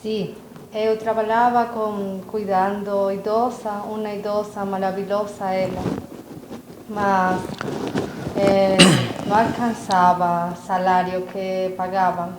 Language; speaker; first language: Portuguese; non-native, learner; Spanish